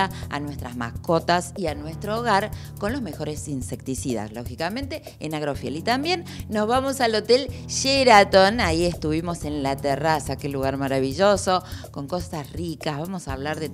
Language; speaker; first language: Spanish; native; Spanish